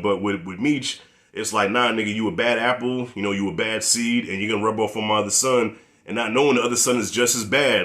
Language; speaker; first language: English; native; English